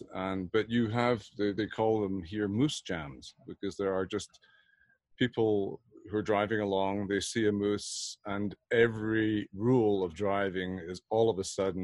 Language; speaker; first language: English; native; English